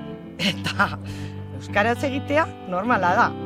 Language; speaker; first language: Basque; non-native, local second language; Spanish